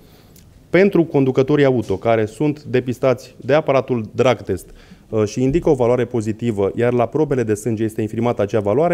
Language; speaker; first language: Romanian; native; Romanian